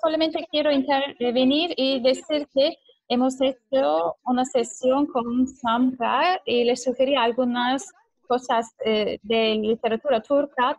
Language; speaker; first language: Spanish; non-native, fluent; Turkish